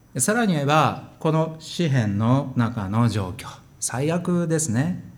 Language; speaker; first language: Japanese; native; Japanese